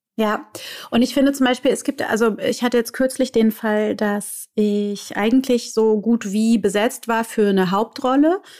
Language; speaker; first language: German; native; German